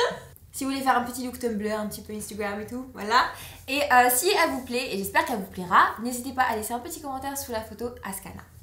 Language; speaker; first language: French; native; French